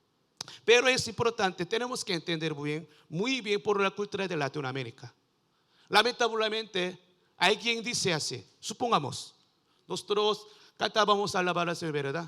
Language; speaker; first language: Spanish; non-native, learner; Korean